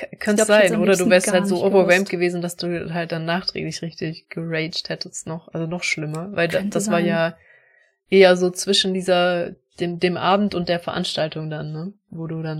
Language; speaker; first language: German; native; German